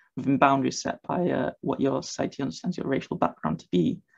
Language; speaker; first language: English; native; English